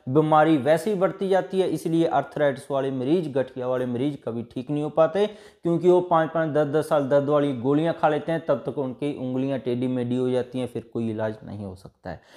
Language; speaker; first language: Hindi; native; Hindi